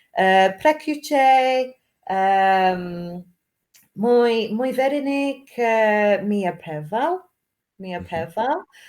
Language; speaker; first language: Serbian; non-native, learner; English